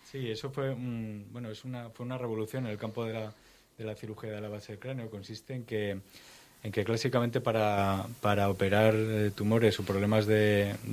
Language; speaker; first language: Spanish; native; Spanish